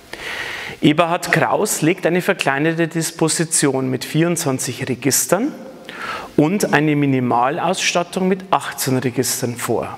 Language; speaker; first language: German; native; German